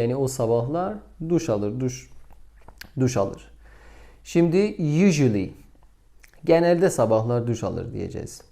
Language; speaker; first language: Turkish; non-native, fluent; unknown